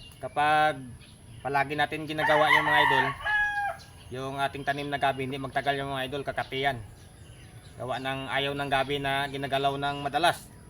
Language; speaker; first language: Filipino; non-native, local second language; Cebuano